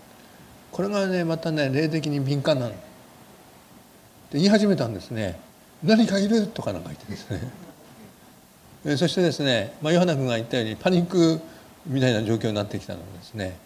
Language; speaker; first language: Japanese; native; Japanese